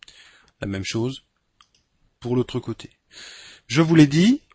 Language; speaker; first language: French; native; French